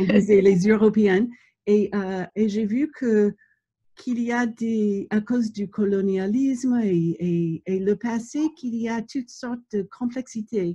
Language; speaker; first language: French; non-native, fluent; English